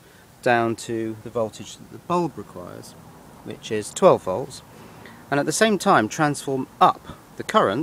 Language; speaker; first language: English; native; English